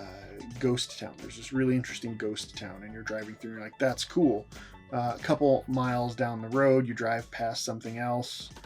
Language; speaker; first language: English; native; English